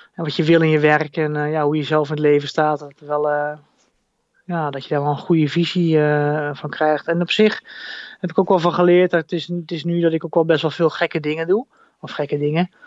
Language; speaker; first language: Dutch; native; Dutch